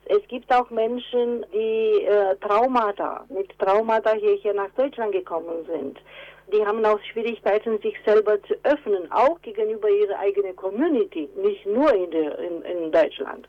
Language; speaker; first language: German; non-native, fluent; Romanian